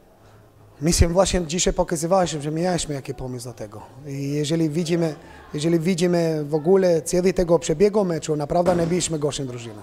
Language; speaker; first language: Polish; non-native, fluent; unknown